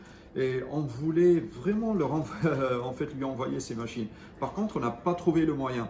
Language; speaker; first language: French; non-native, local second language; Arabic